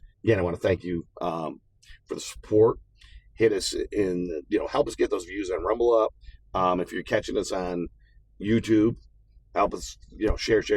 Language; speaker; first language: English; native; English